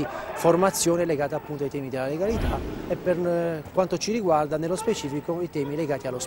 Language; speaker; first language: Italian; native; Italian